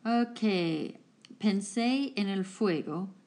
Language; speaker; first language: Spanish; non-native, learner; English